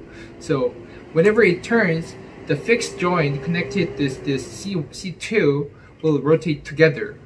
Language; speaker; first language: English; non-native, fluent; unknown